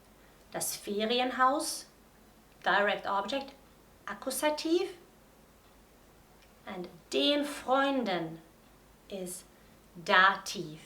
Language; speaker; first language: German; non-native, fluent; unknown